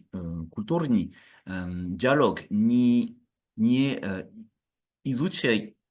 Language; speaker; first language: Russian; non-native, learner; French